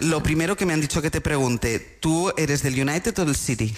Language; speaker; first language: Spanish; native; Spanish